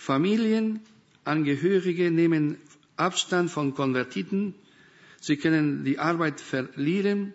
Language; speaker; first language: German; non-native, fluent; Spanish